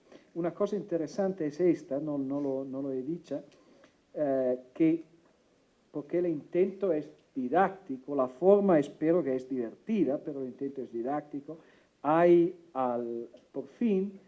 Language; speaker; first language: Spanish; non-native, fluent; Italian